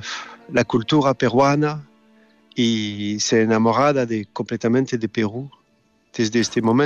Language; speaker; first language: Spanish; non-native, learner; French